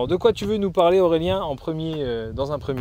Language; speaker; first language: French; native; French